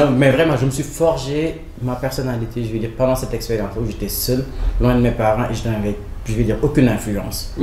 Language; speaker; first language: French; non-native, local second language; Wolof